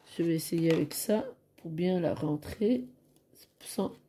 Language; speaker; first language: French; native; French